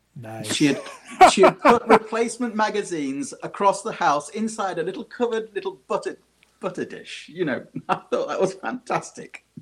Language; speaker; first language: English; native; English